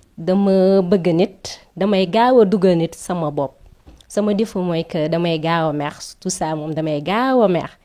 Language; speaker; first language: Wolof; non-native, local second language; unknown